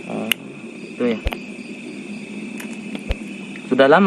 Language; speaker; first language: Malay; non-native, local second language; Madurese